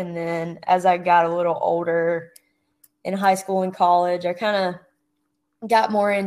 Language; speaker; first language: English; native; English